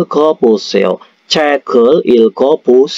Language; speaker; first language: Korean; non-native, fluent; Indonesian